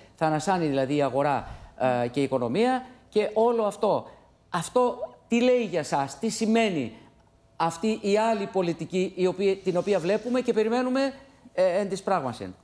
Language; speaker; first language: Greek; native; Greek